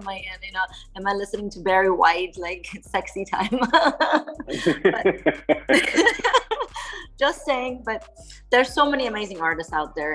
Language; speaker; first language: English; early bilingual, other home language; Persian